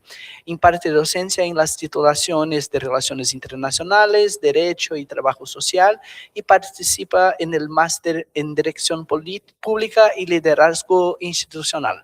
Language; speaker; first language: Spanish; non-native, fluent; Portuguese